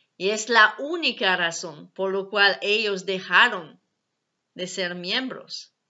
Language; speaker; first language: Spanish; non-native, learner; French